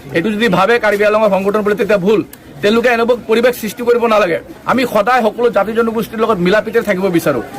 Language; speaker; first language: Assamese; non-native, local second language; Bangla